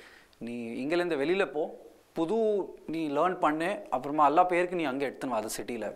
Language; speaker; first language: Tamil; non-native, local second language; Hindi